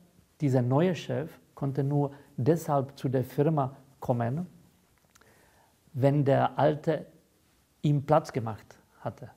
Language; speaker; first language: German; non-native, fluent; Czech